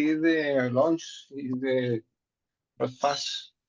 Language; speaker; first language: English; non-native, learner; Spanish